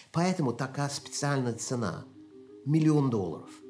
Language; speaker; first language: Russian; non-native, fluent; English